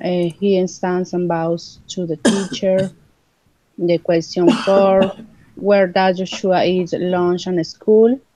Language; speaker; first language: English; non-native, learner; Spanish